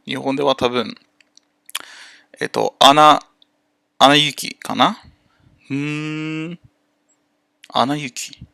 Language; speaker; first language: Japanese; non-native, learner; English